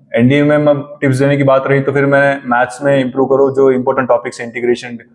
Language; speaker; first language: Hindi; non-native, local second language; Marathi